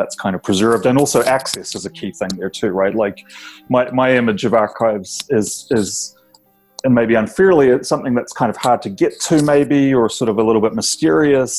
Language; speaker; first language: English; native; English